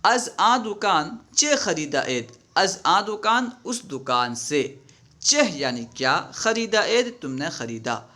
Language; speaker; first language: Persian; non-native, fluent; Urdu